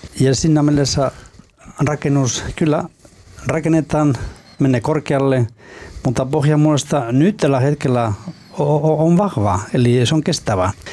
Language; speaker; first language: Finnish; non-native, fluent; Spanish